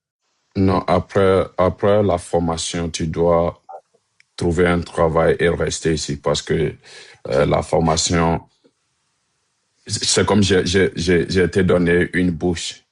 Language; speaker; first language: French; non-native, learner; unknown